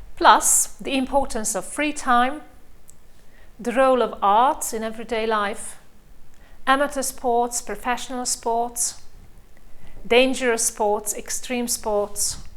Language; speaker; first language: English; non-native, fluent; Hungarian